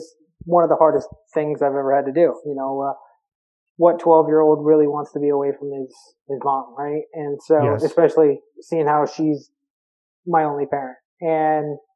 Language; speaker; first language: English; native; English